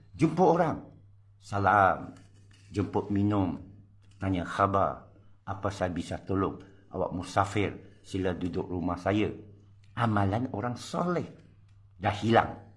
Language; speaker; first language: Malay; non-native, local second language; Min Nan Chinese